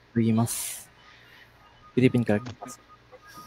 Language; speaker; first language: Japanese; non-native, learner; Filipino